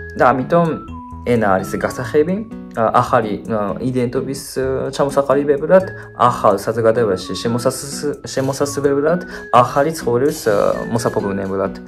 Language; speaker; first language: Georgian; non-native, fluent; Japanese